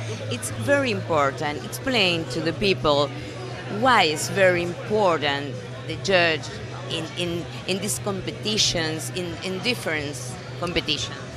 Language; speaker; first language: English; non-native, learner; Spanish